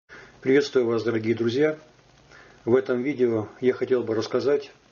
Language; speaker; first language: Russian; native; Russian